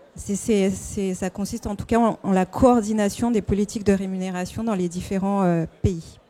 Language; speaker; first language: French; non-native, local second language; Malagasy